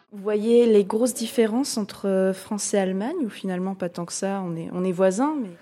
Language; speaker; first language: French; native; French